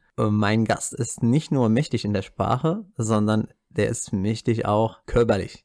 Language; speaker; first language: German; non-native, fluent; Arabic